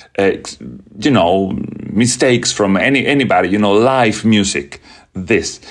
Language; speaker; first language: English; non-native, fluent; Spanish